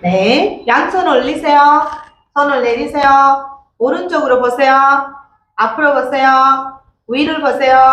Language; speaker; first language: Korean; non-native, fluent; Nepali